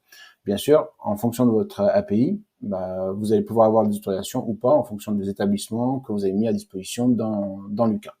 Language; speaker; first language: French; native; French